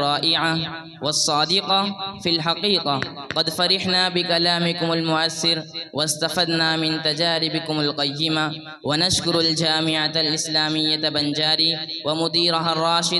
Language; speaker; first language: Arabic; non-native, learner; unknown